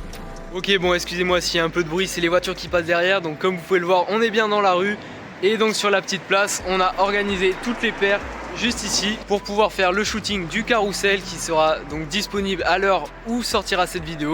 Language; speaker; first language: French; native; French